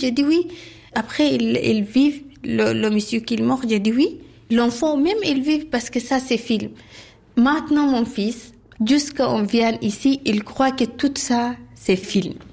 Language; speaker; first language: French; non-native, learner; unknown